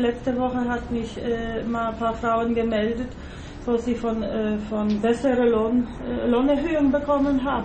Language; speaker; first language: German; non-native, fluent; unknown